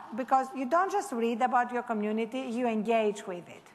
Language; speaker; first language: English; non-native, fluent; Greek